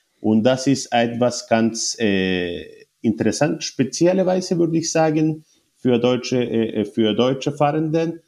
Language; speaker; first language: German; non-native, learner; Spanish